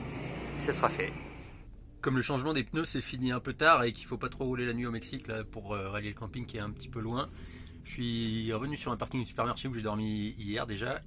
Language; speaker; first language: French; native; French